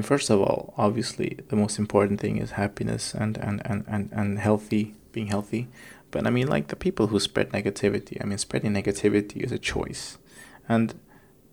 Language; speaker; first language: English; non-native, fluent; Indonesian